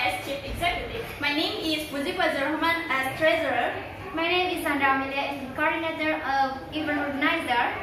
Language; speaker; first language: English; non-native, learner; Indonesian